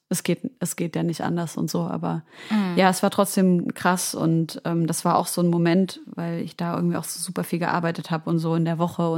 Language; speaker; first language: German; early bilingual, other home language; Arabic